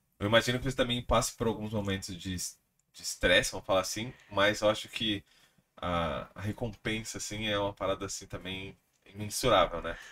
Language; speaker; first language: Portuguese; native; Portuguese